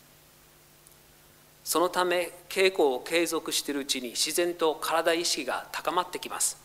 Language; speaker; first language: Japanese; non-native, fluent; English